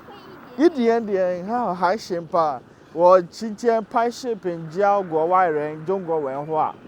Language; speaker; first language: Chinese; non-native, learner; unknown